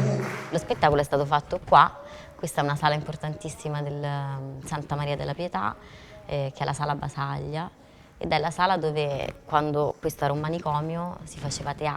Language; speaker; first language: Italian; native; Italian